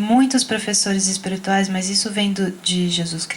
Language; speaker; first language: Portuguese; native; Portuguese